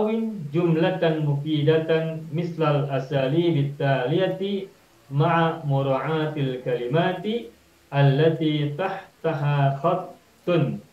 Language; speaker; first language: Arabic; non-native, fluent; Indonesian